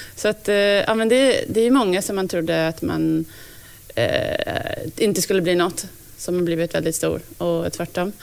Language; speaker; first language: Swedish; non-native, fluent; English